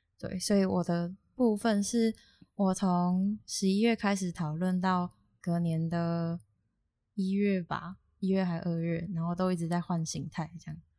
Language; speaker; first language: Chinese; native; Chinese